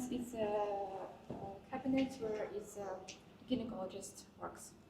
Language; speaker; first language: English; non-native, learner; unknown